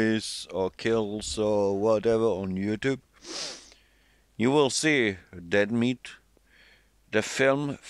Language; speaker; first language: English; non-native, fluent; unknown